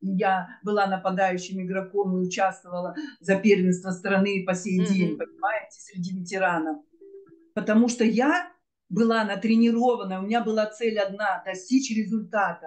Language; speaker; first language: Russian; native; Russian